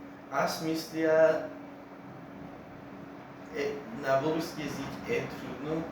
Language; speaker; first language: Bulgarian; non-native, learner; English